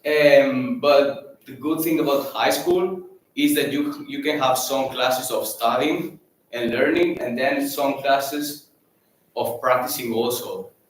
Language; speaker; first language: English; non-native, fluent; Catalan